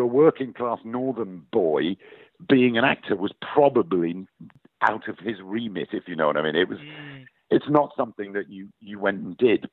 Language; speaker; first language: English; native; English